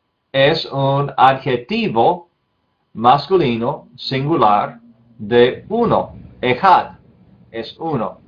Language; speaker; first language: Spanish; non-native, fluent; English